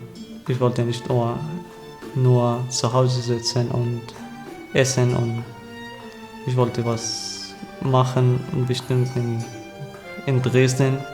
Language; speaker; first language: German; non-native, learner; Arabic